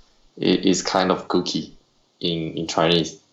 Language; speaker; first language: English; non-native, learner; Chinese